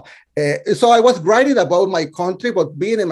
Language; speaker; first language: English; non-native, fluent; Spanish